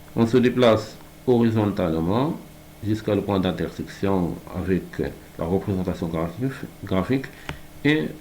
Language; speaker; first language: French; non-native, local second language; Arabic